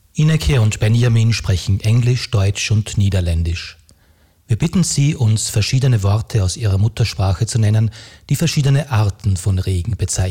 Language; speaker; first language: German; native; German